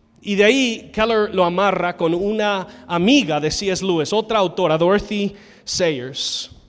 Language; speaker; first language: Spanish; non-native, fluent; English